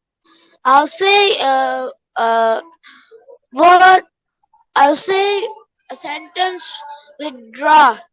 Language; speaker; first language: English; non-native, learner; Tamil